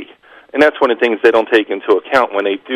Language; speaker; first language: English; native; English